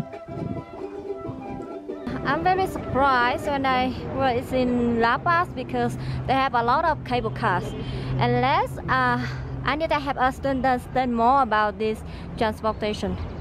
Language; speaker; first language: English; non-native, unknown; Vietnamese